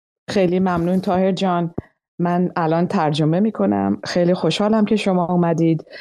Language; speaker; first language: Persian; native; Persian